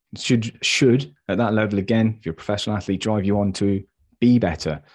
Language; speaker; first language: English; native; English